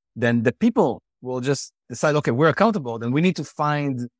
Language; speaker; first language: English; non-native, fluent; Hebrew